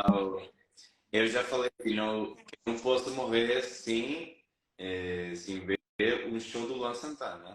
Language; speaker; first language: Portuguese; non-native, fluent; Spanish